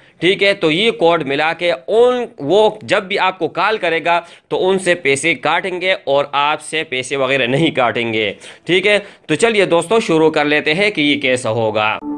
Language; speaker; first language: Urdu; non-native, local second language; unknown